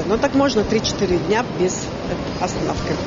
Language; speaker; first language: Russian; non-native, fluent; Latvian